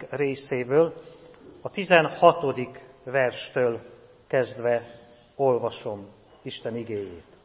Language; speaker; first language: Hungarian; native; Hungarian